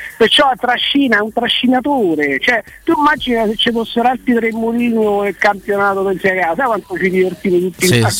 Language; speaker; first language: Italian; native; Italian